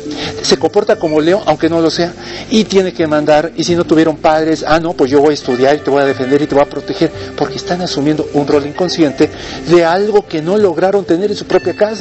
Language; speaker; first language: Spanish; native; Spanish